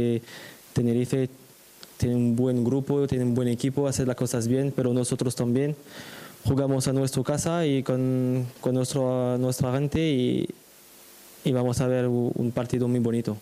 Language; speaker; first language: Spanish; non-native, fluent; French